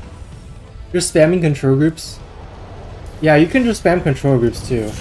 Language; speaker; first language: English; native; English